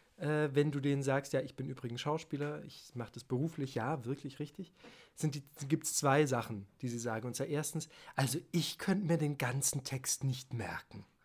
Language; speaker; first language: German; native; German